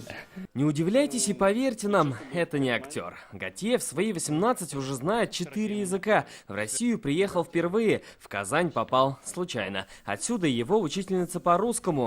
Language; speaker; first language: Russian; native; Russian